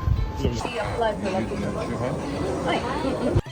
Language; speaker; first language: English; non-native, learner; Korean